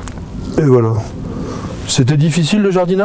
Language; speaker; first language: French; native; French